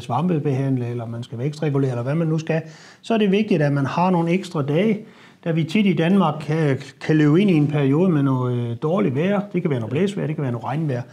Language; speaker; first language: Danish; native; Danish